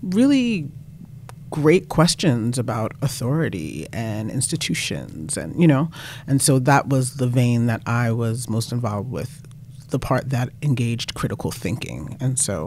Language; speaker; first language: English; native; English